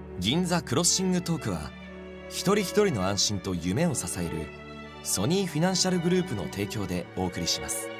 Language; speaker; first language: Japanese; native; Japanese